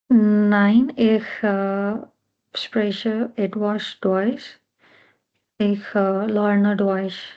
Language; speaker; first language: German; non-native, learner; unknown